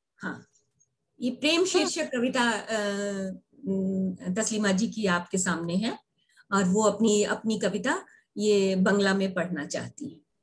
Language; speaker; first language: Hindi; native; Hindi